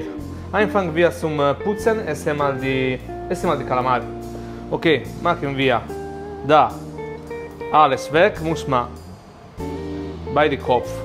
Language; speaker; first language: German; non-native, learner; Italian